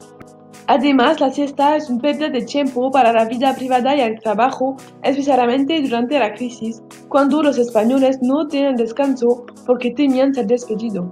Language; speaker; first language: Spanish; non-native, learner; French